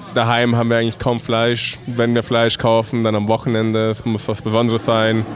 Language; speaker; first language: German; non-native, fluent; Spanish